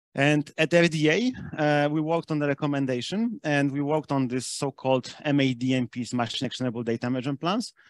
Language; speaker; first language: English; non-native, fluent; German